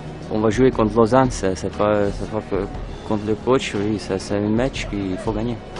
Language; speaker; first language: French; non-native, fluent; Hungarian